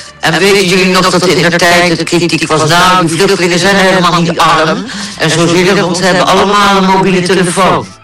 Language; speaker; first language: Dutch; native; Dutch